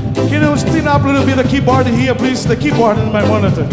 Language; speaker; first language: English; non-native, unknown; Portuguese